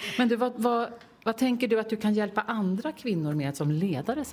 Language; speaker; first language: Swedish; native; Swedish